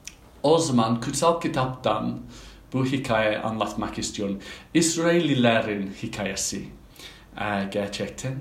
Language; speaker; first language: Turkish; non-native, fluent; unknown